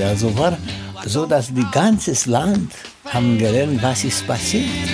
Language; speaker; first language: German; non-native, learner; Romanian